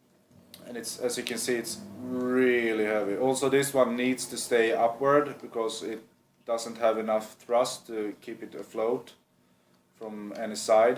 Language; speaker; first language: English; non-native, fluent; Swedish